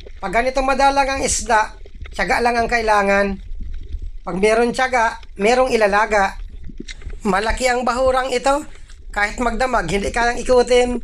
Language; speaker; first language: Filipino; non-native, local second language; Bikol